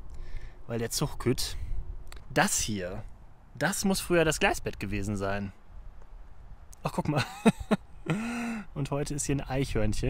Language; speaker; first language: German; native; German